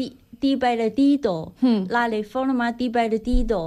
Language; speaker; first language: Spanish; non-native, learner; Chinese